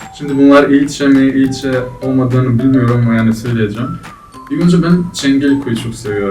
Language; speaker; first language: Turkish; non-native, fluent; Macedonian